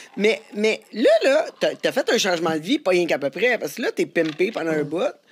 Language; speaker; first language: French; native; French